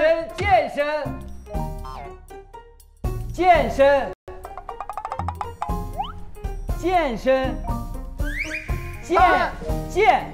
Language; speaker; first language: Chinese; native; Chinese